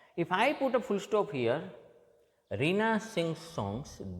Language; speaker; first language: English; non-native, local second language; Gujarati